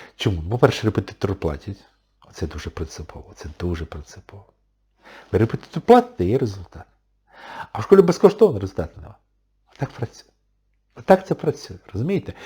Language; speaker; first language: Ukrainian; non-native, local second language; Russian